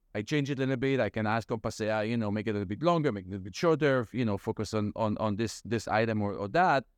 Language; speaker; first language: English; non-native, fluent; Hebrew